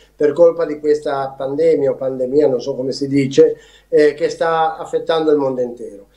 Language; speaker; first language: Italian; native; Italian